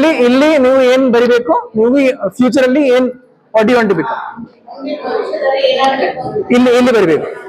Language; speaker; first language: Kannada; non-native, learner; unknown